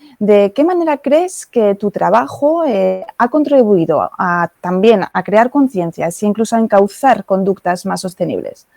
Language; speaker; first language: Spanish; native; Spanish